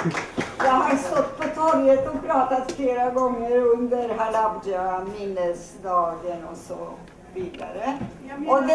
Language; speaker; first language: Swedish; non-native, fluent; Polish